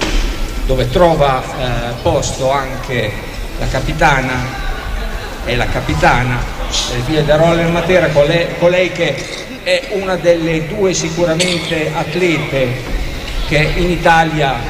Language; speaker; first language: Italian; native; Italian